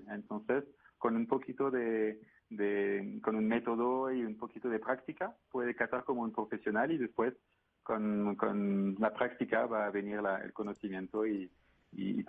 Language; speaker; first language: Spanish; non-native, fluent; French